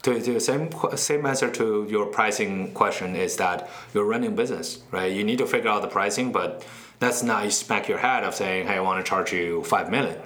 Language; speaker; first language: English; non-native, fluent; Chinese